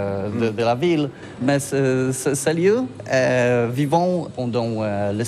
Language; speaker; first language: French; non-native, learner; Polish